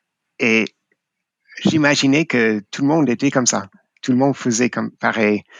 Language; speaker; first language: French; non-native, fluent; English